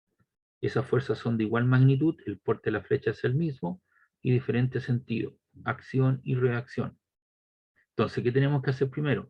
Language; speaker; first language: Spanish; native; Spanish